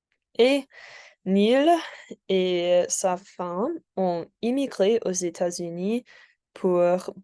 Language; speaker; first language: French; non-native, learner; English